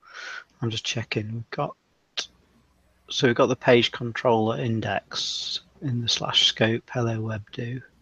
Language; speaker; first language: English; native; English